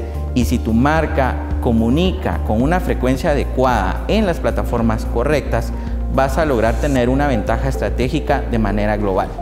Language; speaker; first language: Spanish; native; Spanish